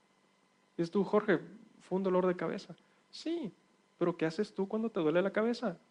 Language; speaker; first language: Spanish; native; Spanish